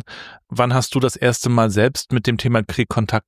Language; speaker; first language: German; native; German